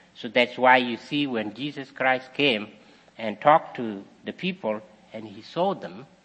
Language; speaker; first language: English; non-native, fluent; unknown